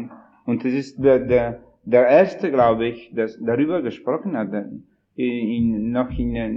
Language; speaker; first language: German; non-native, fluent; Italian